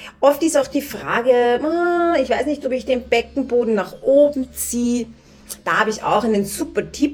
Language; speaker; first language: German; native; German